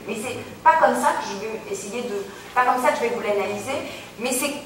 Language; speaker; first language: French; native; French